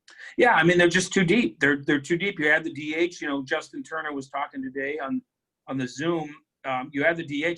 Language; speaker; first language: English; native; English